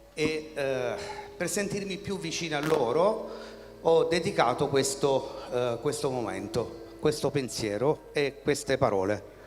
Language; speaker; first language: Italian; native; Italian